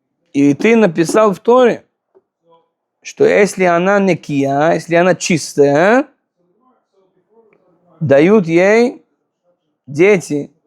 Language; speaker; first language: Russian; non-native, fluent; Hebrew